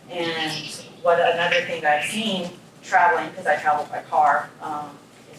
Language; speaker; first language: English; native; English